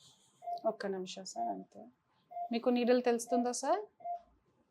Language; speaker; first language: Telugu; non-native, learner; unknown